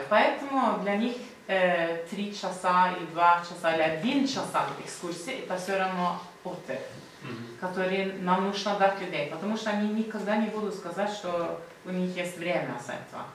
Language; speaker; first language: Russian; non-native, learner; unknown